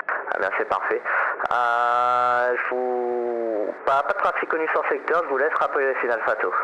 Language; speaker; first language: French; native; French